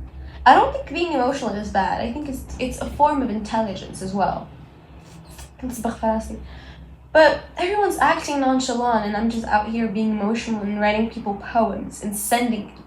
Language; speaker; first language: English; non-native, local second language; Arabic